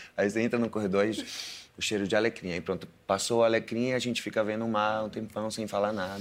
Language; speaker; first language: Portuguese; native; Portuguese